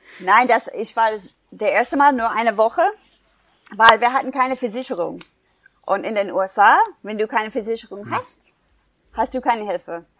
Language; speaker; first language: German; non-native, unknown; English